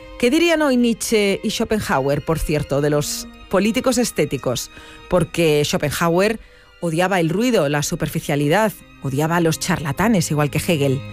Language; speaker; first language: Spanish; native; Spanish